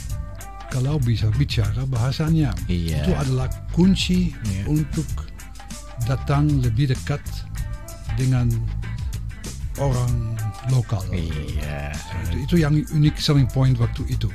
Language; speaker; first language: Indonesian; non-native, fluent; Dutch